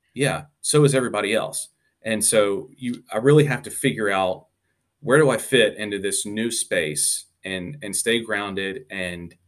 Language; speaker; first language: English; native; English